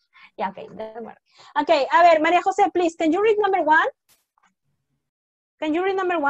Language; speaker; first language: English; non-native, fluent; Spanish